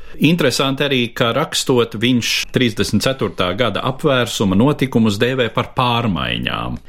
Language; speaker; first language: Latvian; native; Latvian